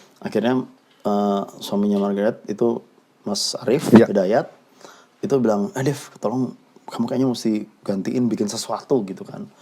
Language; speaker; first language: Indonesian; native; Indonesian